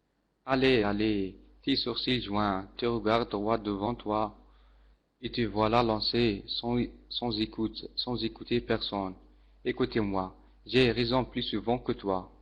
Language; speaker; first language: French; non-native, learner; Arabic